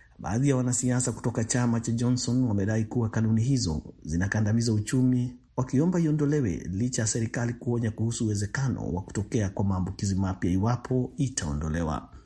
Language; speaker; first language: Swahili; non-native, local second language; Kikuyu